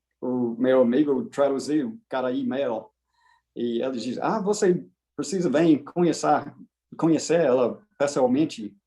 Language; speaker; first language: Portuguese; non-native, fluent; English